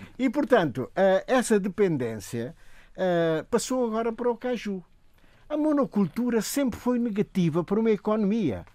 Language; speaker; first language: Portuguese; non-native, local second language; Upper Guinea Crioulo